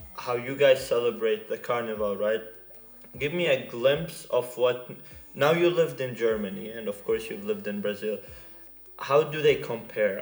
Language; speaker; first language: English; non-native, fluent; Arabic